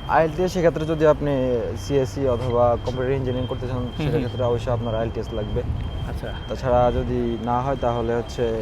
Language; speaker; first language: Bangla; native; Bangla